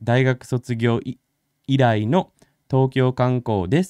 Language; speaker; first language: Japanese; non-native, fluent; English